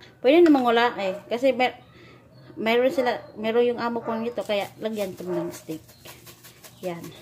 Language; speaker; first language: Filipino; non-native, local second language; Cebuano